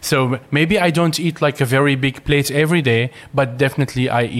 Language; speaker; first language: English; non-native, fluent; Arabic